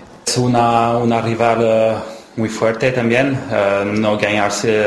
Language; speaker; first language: Spanish; non-native, learner; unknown